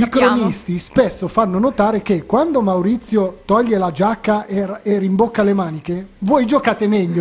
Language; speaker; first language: Italian; native; Italian